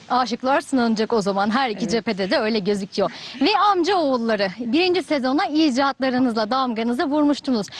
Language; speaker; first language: Turkish; native; Turkish